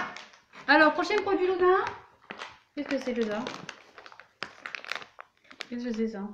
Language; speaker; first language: French; native; French